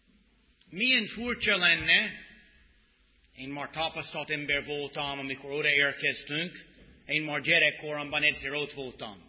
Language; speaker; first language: Hungarian; non-native, fluent; English